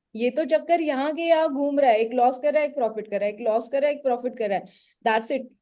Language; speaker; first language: Hindi; non-native, local second language; Marathi